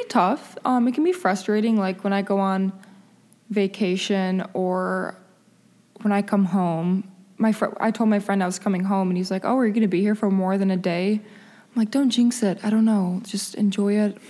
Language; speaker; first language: English; early bilingual, other home language; Spanish